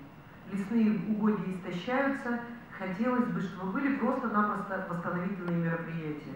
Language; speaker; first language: Russian; native; Russian